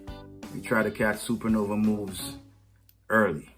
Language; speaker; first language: English; native; English